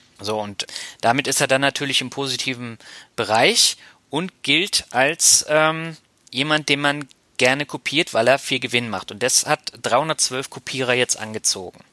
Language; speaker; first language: German; native; German